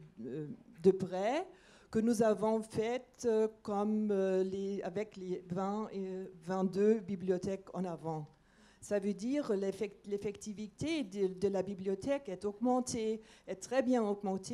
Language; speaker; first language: French; non-native, fluent; German